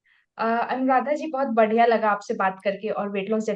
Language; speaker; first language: Hindi; native; Hindi